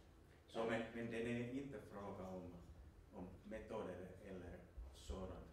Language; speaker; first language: Swedish; non-native, local second language; Finnish